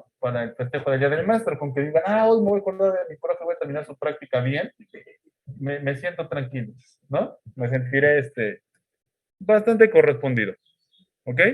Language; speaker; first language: Spanish; native; Spanish